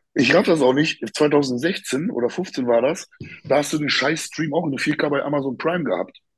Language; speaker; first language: German; early bilingual, other home language; Polish